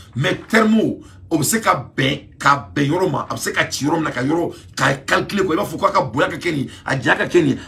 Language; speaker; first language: French; non-native, local second language; Bambara